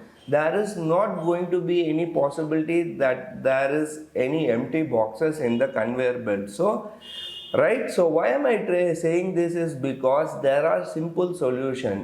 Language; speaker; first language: English; non-native, local second language; Tamil